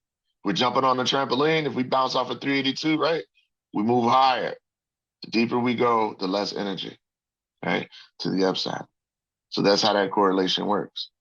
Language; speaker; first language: English; native; English